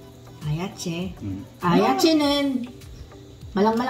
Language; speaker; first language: Korean; non-native, local second language; Filipino